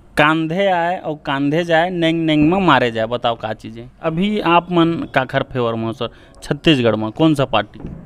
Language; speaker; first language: Hindi; native; Hindi